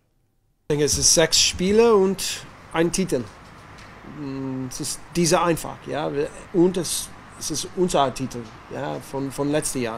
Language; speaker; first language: German; non-native, learner; English